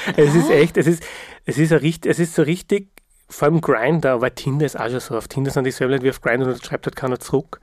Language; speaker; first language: German; early bilingual, other home language; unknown